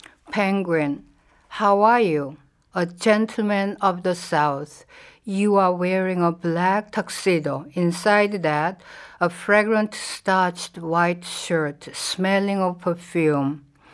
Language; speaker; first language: English; non-native, fluent; Korean